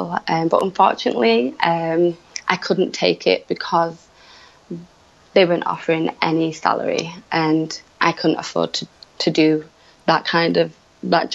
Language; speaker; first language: English; native; English